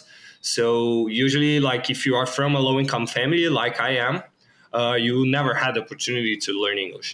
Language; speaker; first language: English; non-native, fluent; Portuguese